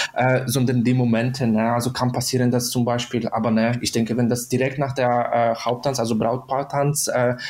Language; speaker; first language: German; non-native, fluent; Polish